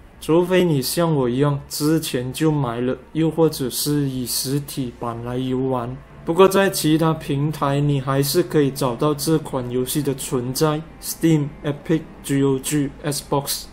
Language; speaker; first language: Chinese; native; Chinese